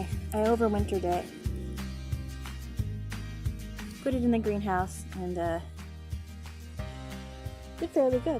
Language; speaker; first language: English; native; English